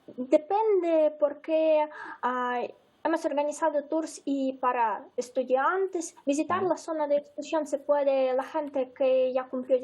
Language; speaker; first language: Spanish; non-native, fluent; Ukrainian